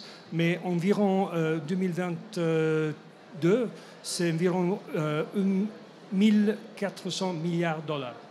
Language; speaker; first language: French; non-native, fluent; English